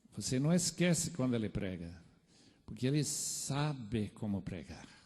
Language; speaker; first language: Portuguese; non-native, fluent; English